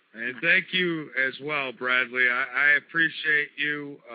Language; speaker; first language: English; native; English